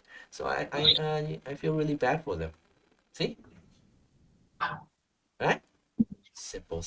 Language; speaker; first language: English; non-native, fluent; Vietnamese